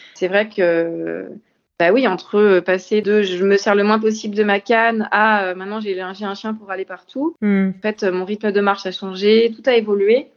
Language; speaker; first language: French; native; French